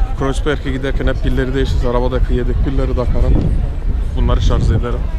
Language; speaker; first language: Turkish; early bilingual, heritage; Turkish